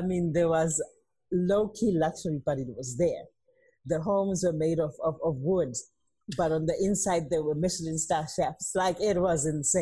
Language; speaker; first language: English; non-native, local second language; Zulu